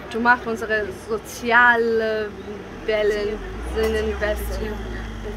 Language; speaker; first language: German; non-native, learner; Bosnian